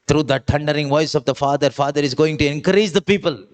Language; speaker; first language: English; non-native, local second language; Kannada